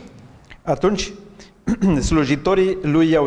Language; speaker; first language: Romanian; native; Romanian